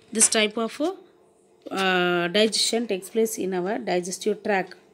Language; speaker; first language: English; non-native, local second language; Tamil